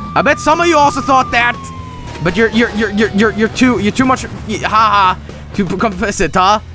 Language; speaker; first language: English; non-native, fluent; Swedish